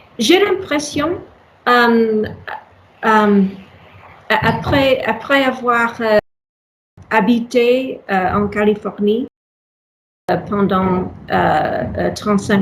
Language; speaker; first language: French; non-native, learner; English